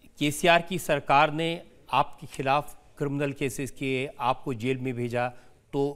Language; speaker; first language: Hindi; native; Hindi